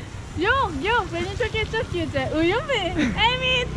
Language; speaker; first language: Turkish; non-native, learner; Nepali